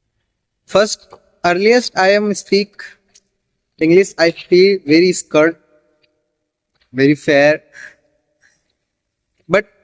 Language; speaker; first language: English; non-native, learner; Hindi